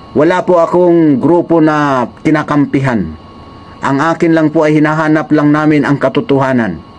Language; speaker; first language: Filipino; non-native, local second language; Waray